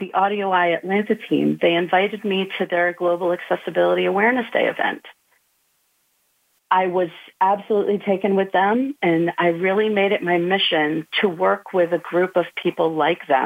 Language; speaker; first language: English; native; English